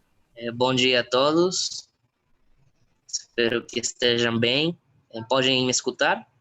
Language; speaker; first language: Portuguese; non-native, fluent; Spanish